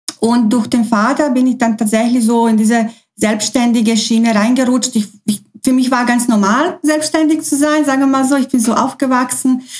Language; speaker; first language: German; early bilingual, other home language; Croatian